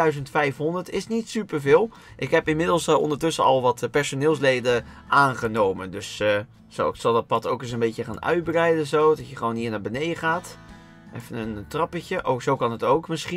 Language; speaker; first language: Dutch; native; Dutch